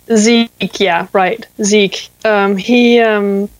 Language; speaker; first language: English; non-native, fluent; Danish